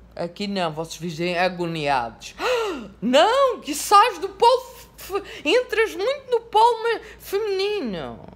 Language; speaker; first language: Portuguese; native; Portuguese